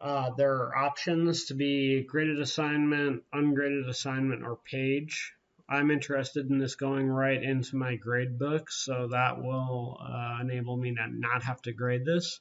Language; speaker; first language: English; native; English